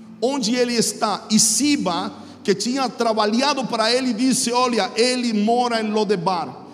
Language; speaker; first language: Portuguese; non-native, fluent; Spanish